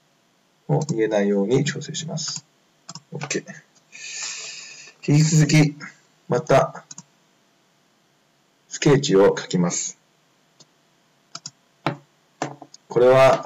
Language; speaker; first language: Japanese; non-native, fluent; Chinese